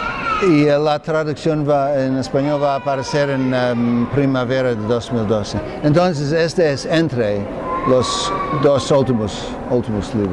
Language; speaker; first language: Spanish; non-native, fluent; English